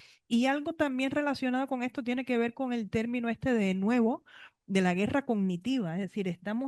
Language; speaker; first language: Spanish; native; Spanish